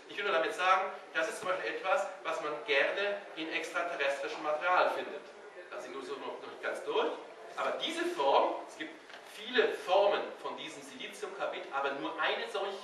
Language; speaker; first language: German; native; German